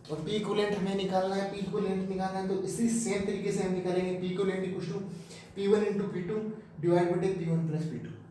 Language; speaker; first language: Hindi; native; Hindi